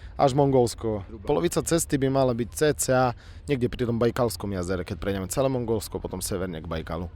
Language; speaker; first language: Slovak; native; Slovak